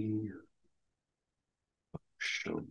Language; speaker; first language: Turkish; non-native, learner; English